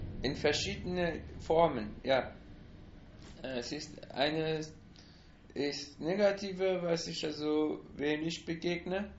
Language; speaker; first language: German; non-native, learner; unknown